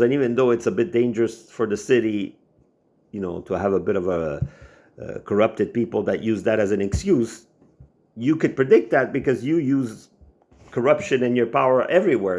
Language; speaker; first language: English; non-native, local second language; French